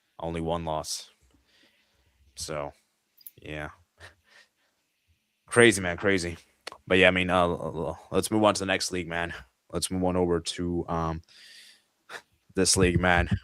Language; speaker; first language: English; native; English